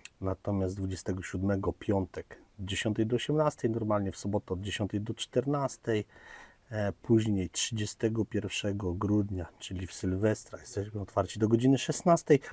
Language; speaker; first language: Polish; native; Polish